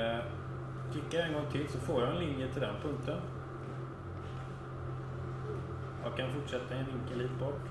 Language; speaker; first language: Swedish; native; Swedish